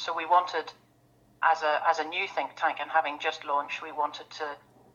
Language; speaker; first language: English; native; English